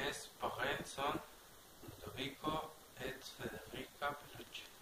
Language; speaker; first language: French; non-native, learner; Spanish